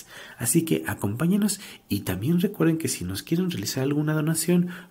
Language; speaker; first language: Spanish; native; Spanish